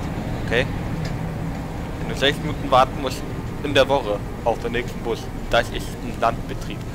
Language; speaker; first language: German; native; German